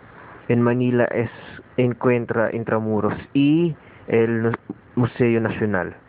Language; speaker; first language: Spanish; non-native, learner; Filipino